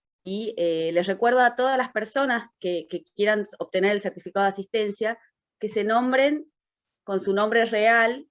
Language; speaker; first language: Spanish; native; Spanish